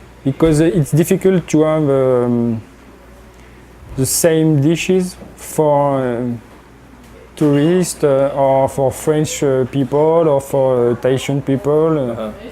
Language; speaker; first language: English; non-native, learner; French